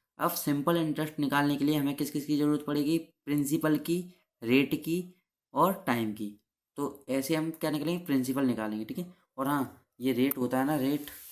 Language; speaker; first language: Hindi; native; Hindi